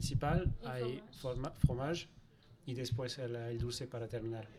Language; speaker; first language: Spanish; non-native, fluent; French